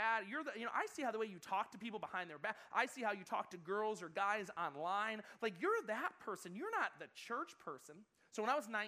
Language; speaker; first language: English; native; English